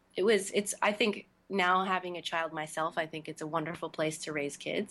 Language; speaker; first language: English; native; English